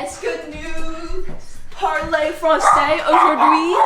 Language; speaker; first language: French; non-native, learner; English